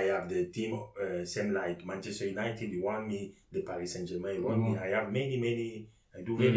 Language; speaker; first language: English; non-native, learner; French